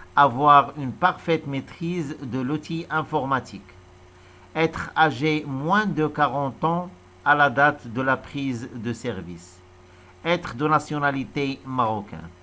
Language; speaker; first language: French; non-native, local second language; Arabic